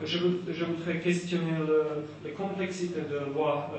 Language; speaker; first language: French; non-native, learner; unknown